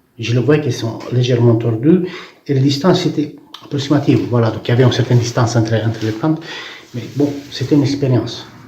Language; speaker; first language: French; non-native, fluent; Romanian